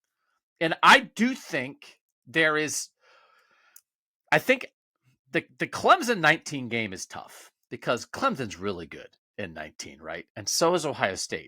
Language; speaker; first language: English; native; English